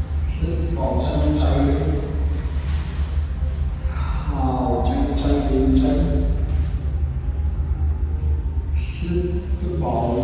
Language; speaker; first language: Vietnamese; non-native, learner; Hindi